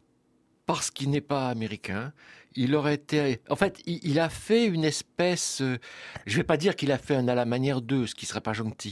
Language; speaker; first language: French; native; French